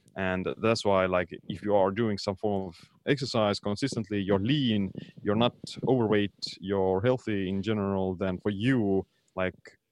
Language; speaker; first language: English; non-native, fluent; Estonian